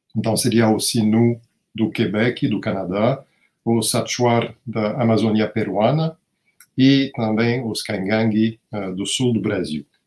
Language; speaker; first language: Portuguese; non-native, fluent; French